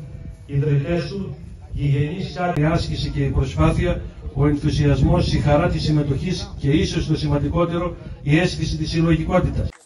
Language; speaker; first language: Greek; native; Greek